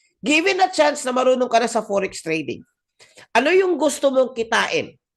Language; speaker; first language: Filipino; non-native, local second language; Cebuano